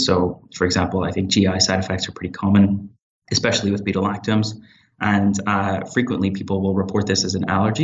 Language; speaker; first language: English; native; English